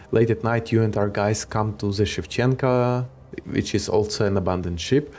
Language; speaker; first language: English; non-native, fluent; Ukrainian